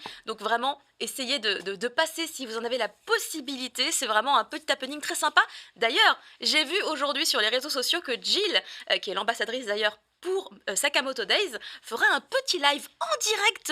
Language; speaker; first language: French; native; French